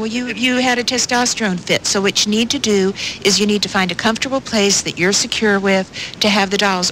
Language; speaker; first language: English; native; English